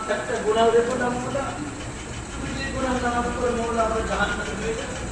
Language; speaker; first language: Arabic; non-native, learner; Bangla